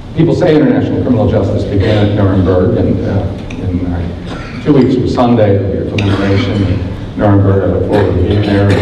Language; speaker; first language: English; native; English